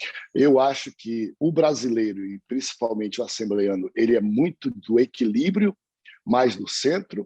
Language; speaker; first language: Portuguese; native; Portuguese